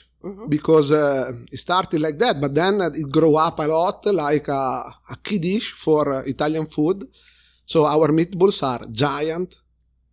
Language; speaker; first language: English; non-native, fluent; Italian